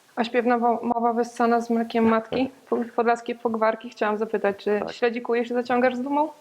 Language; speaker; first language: Polish; native; Polish